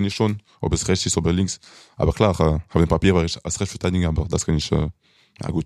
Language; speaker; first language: German; non-native, local second language; French